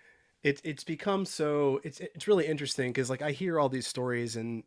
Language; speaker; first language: English; native; English